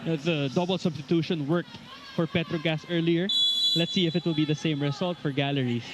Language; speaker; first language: English; non-native, local second language; Filipino